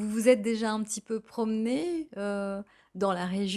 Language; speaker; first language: French; native; French